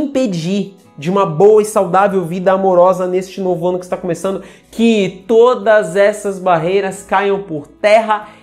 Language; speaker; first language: Portuguese; native; Portuguese